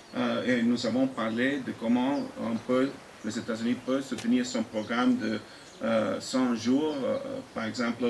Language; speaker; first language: French; non-native, fluent; English